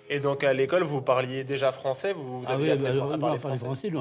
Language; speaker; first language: French; native; French